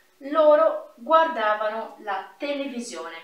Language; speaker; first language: Italian; non-native, fluent; Portuguese